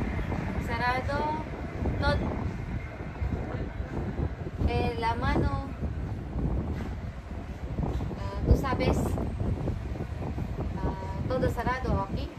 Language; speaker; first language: Spanish; non-native, learner; Filipino